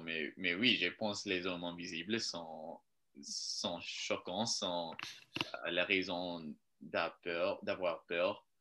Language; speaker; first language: French; non-native, learner; English